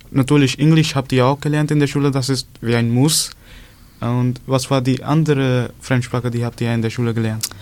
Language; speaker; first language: German; non-native, learner; Punjabi